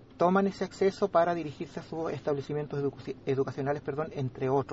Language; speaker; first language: Spanish; native; Spanish